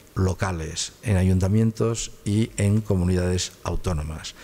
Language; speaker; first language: Spanish; native; Spanish